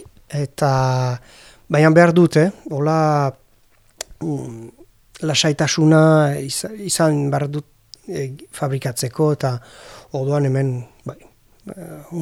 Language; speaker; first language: Basque; non-native, learner; French